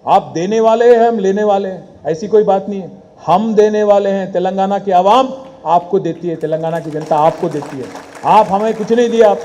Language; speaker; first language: Hindi; non-native, local second language; Telugu